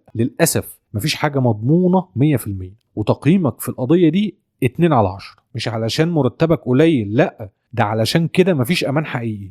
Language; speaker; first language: Arabic; native; Arabic